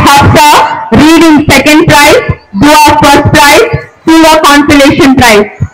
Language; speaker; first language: English; non-native, local second language; Tamil